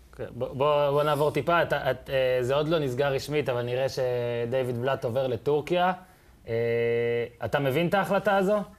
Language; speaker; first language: Hebrew; native; Hebrew